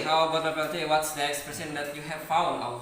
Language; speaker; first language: English; non-native, fluent; Indonesian